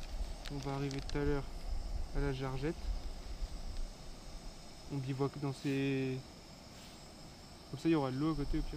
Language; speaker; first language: French; native; French